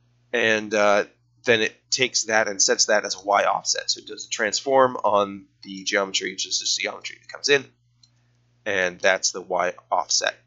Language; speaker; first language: English; native; English